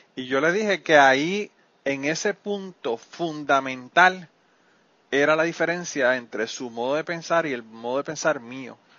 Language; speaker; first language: Spanish; native; Spanish